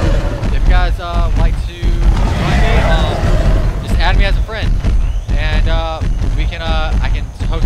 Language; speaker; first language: English; native; English